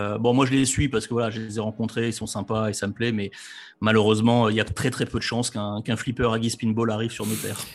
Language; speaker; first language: French; native; French